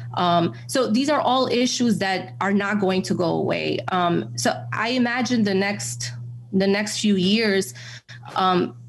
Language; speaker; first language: English; native; English